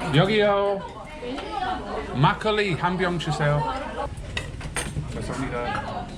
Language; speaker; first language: Korean; non-native, learner; English